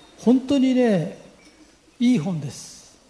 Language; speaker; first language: Japanese; native; Japanese